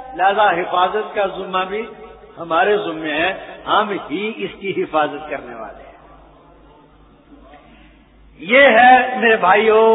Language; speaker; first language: Urdu; non-native, local second language; Punjabi